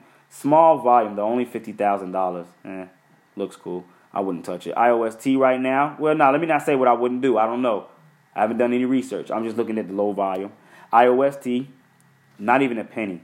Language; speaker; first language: English; native; English